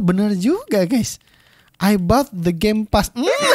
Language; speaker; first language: English; non-native, learner; Indonesian